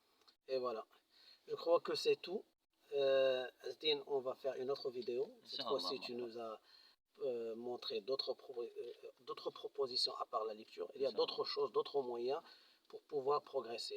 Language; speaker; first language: French; non-native, local second language; Arabic